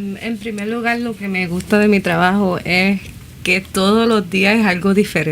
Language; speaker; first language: Spanish; early bilingual, other home language; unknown